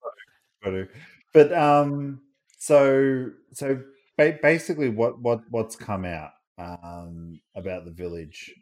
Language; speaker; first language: English; native; English